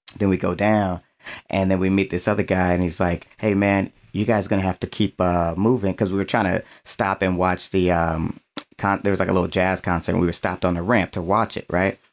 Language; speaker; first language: English; native; English